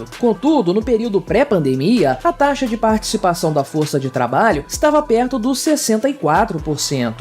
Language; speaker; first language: Portuguese; native; Portuguese